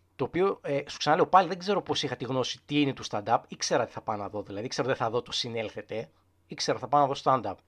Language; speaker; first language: Greek; native; Greek